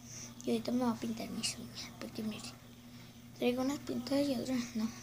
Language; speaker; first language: Spanish; native; Spanish